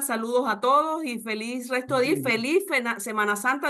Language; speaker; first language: Spanish; native; Spanish